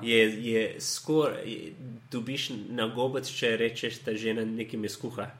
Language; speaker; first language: Slovenian; non-native, learner; English